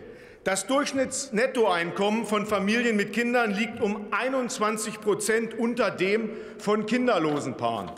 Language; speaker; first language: German; native; German